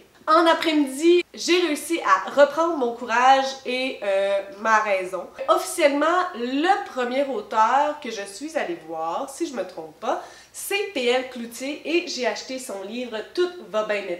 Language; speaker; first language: French; native; French